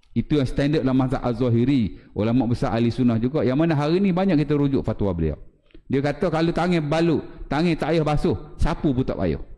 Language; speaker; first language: Malay; native; Malay